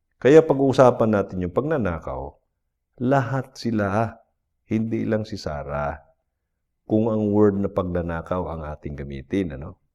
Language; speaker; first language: Filipino; non-native, local second language; Cebuano